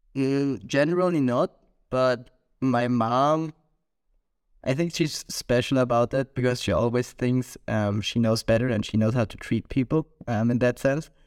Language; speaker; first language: English; non-native, fluent; German